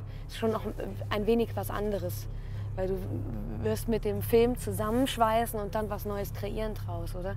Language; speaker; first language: German; native; German